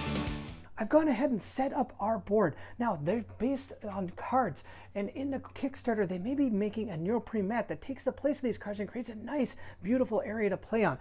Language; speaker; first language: English; native; English